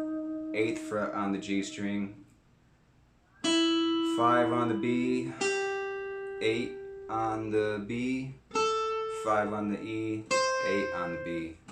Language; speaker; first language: English; native; English